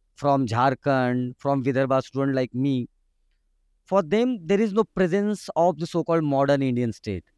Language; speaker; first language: English; non-native, local second language; Marathi